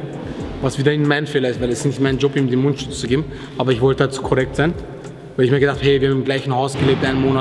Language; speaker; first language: German; native; German